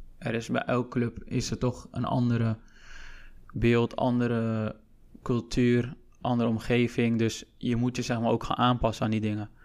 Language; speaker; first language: Dutch; early bilingual, other home language; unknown